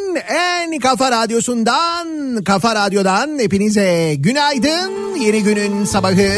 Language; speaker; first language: Turkish; native; Turkish